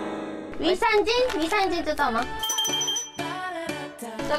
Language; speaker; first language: Chinese; non-native, fluent; Korean